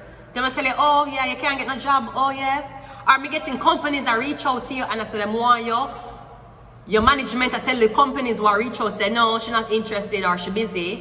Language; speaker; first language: English; native; English